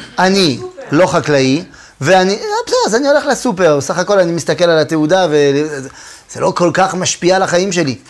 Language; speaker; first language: Hebrew; non-native, fluent; French